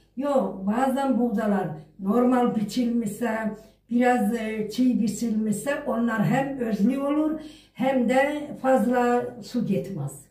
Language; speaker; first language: Turkish; native; Turkish